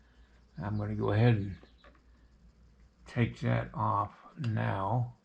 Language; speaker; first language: English; native; English